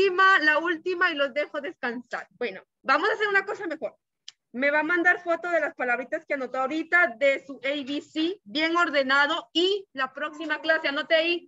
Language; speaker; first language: Spanish; native; Spanish